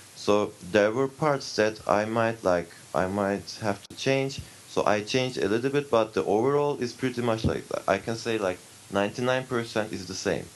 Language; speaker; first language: English; non-native, fluent; Turkish